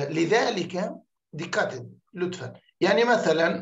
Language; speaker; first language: Turkish; non-native, learner; Arabic